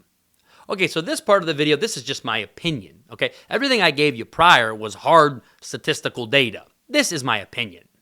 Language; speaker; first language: English; native; English